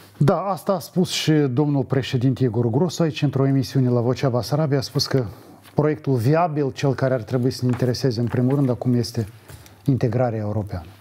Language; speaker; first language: Romanian; native; Romanian